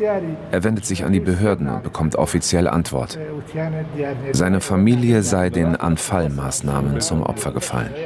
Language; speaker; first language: German; native; German